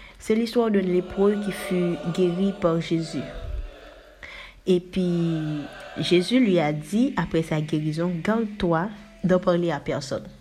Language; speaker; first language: French; non-native, local second language; Haitian Creole